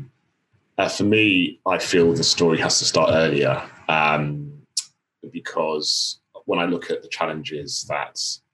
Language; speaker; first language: English; native; English